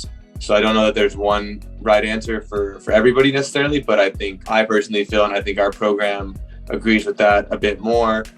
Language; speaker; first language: English; native; English